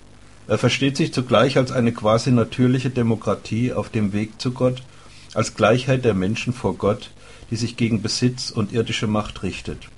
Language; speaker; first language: German; native; German